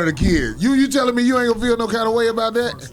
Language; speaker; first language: English; native; English